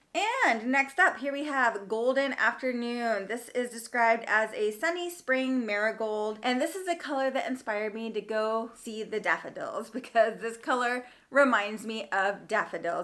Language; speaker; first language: English; native; English